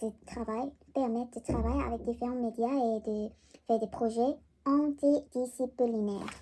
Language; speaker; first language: French; non-native, learner; Korean